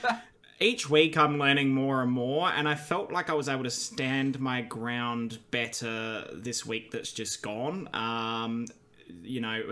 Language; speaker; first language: English; native; English